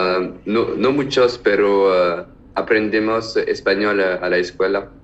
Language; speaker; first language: Spanish; non-native, learner; French